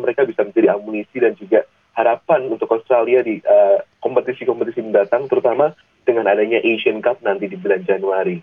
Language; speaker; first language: Indonesian; native; Indonesian